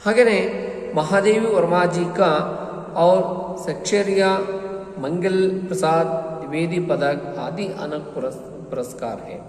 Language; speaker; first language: Hindi; non-native, local second language; Kannada